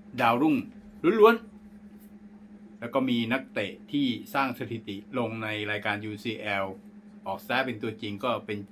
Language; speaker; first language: Thai; native; Thai